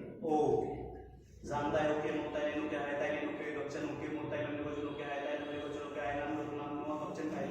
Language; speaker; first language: Vietnamese; non-native, learner; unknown